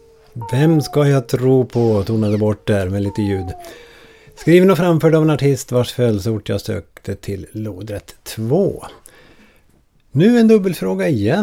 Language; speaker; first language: Swedish; native; Swedish